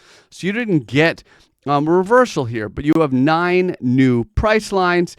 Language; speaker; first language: English; native; English